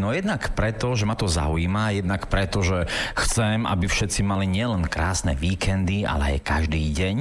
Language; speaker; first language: Slovak; native; Slovak